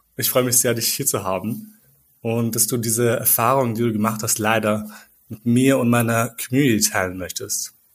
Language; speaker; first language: German; early bilingual, other home language; Albanian